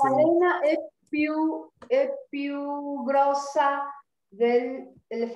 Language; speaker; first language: Italian; non-native, learner; Spanish